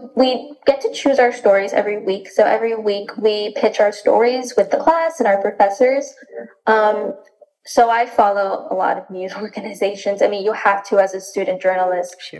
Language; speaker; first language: English; native; English